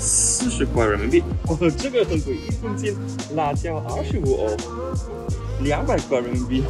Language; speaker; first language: Chinese; non-native, fluent; German